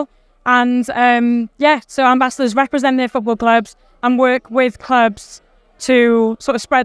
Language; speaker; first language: English; native; English